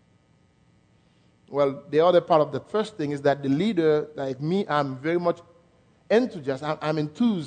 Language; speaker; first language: English; non-native, fluent; French